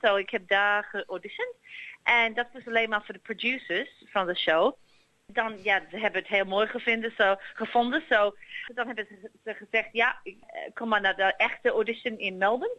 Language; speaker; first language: Dutch; early bilingual, heritage; Dutch